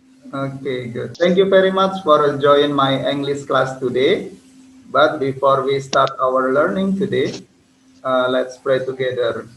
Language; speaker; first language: English; non-native, fluent; Indonesian